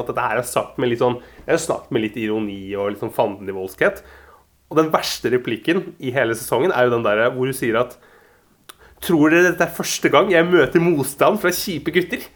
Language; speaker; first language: Norwegian; native; Norwegian